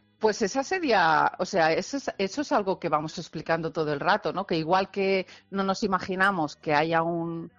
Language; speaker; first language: Spanish; non-native, local second language; Catalan